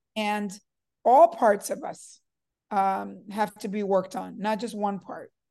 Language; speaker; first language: English; early bilingual, other home language; Spanish